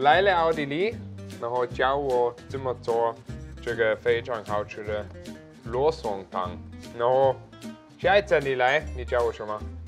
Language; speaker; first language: Chinese; non-native, learner; German